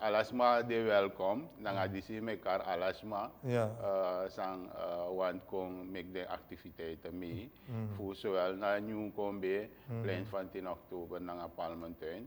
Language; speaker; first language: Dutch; non-native, local second language; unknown